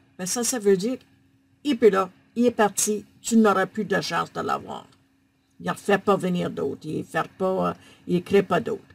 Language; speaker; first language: French; native; French